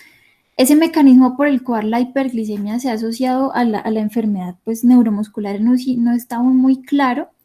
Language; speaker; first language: Spanish; native; Spanish